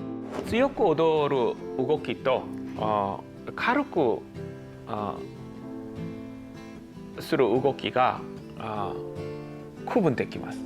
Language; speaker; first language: Japanese; non-native, fluent; Korean